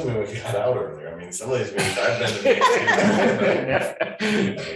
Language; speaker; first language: English; native; English